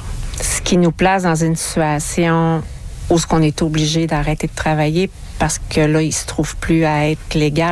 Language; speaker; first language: French; native; French